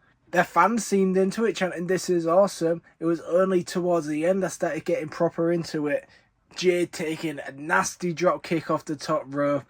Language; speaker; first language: English; native; English